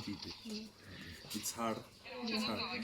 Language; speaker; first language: English; non-native, learner; Romanian